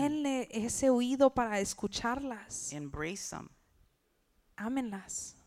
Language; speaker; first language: Spanish; early bilingual, heritage; English